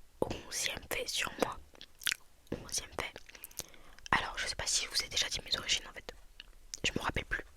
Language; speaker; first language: French; native; French